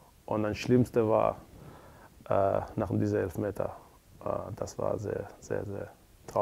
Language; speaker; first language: German; non-native, learner; Persian